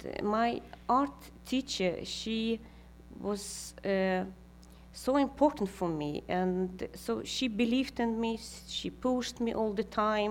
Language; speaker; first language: English; non-native, fluent; Kazakh